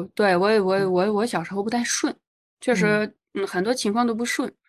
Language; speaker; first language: Chinese; non-native, fluent; French